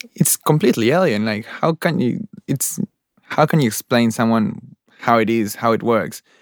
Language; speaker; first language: English; non-native, fluent; Spanish